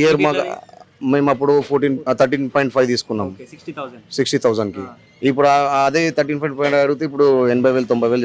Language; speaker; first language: Telugu; native; Telugu